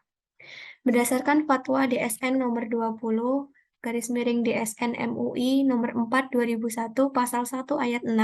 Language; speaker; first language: Indonesian; native; Indonesian